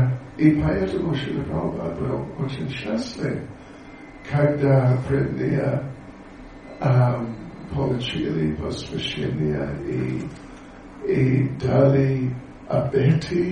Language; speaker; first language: Russian; non-native, learner; English